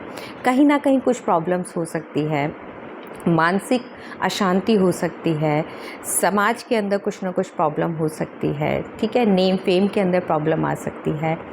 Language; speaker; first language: Hindi; native; Hindi